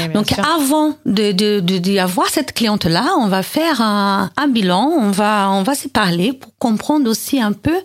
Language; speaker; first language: French; non-native, learner; Portuguese